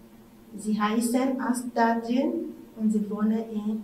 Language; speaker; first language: German; non-native, fluent; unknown